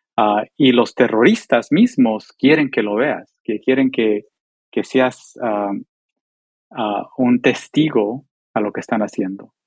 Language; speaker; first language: Spanish; early bilingual, heritage; Spanish